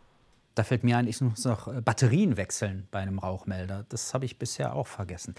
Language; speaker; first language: German; native; German